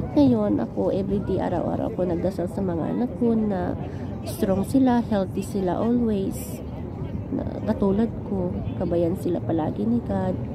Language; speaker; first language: Filipino; non-native, local second language; Cebuano